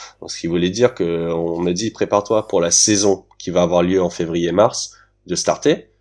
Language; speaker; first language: French; early bilingual, heritage; French